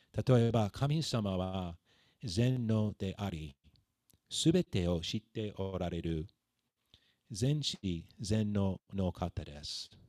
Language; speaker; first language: Japanese; non-native, fluent; English